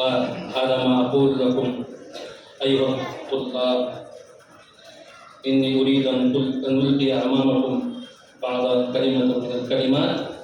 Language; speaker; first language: Arabic; non-native, fluent; Urdu